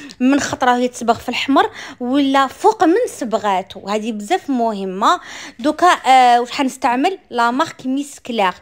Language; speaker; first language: Arabic; native; Arabic